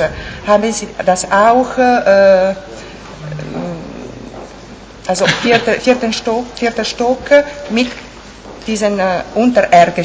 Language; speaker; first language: German; non-native, fluent; Italian